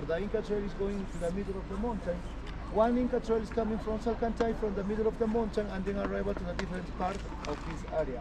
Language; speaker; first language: English; non-native, learner; Spanish